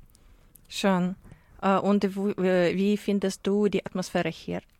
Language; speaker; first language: German; non-native, learner; Ukrainian